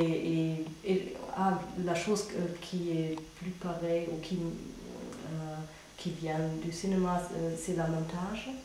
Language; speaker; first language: French; non-native, fluent; German